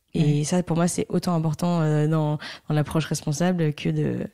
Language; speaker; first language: French; native; French